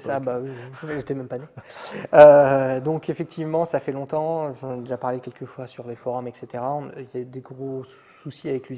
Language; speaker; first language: French; native; French